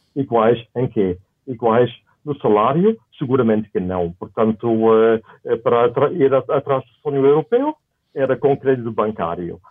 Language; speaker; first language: Portuguese; non-native, fluent; German